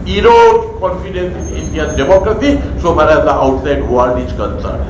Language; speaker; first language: English; non-native, local second language; Bangla